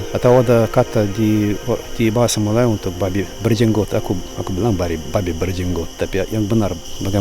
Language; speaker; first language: Indonesian; non-native, learner; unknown